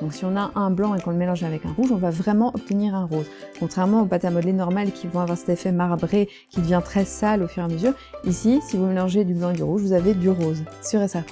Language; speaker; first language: French; native; French